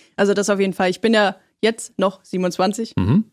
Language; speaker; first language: German; native; German